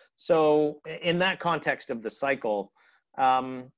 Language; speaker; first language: English; native; English